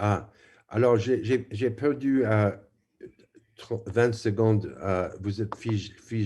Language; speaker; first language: French; non-native, fluent; English